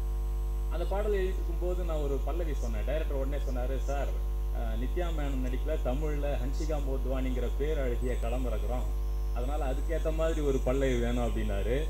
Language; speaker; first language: Tamil; native; Tamil